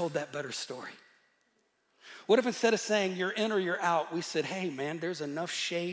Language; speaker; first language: English; native; English